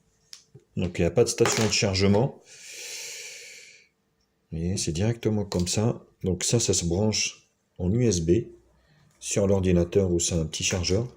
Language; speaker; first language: French; native; French